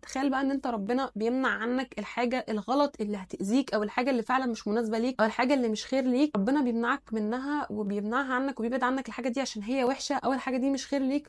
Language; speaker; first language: Arabic; native; Arabic